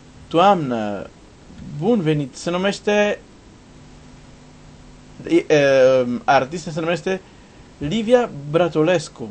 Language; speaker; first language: Romanian; non-native, learner; Portuguese